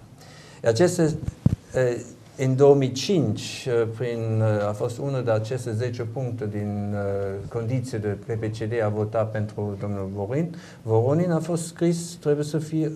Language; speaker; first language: Romanian; non-native, learner; German